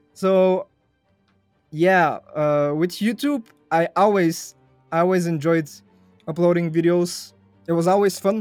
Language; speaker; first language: English; non-native, fluent; Bulgarian